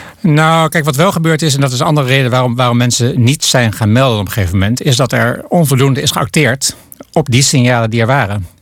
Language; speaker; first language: Dutch; native; Dutch